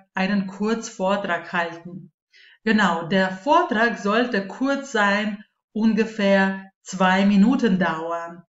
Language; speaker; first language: German; non-native, fluent; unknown